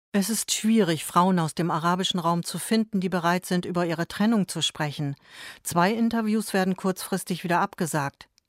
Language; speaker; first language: German; native; German